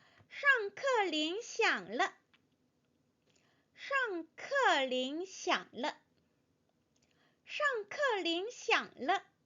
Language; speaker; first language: Chinese; non-native, fluent; Korean